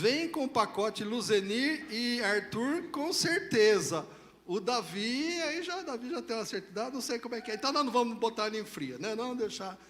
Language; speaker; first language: Portuguese; native; Portuguese